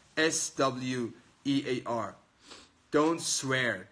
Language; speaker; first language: English; non-native, fluent; Persian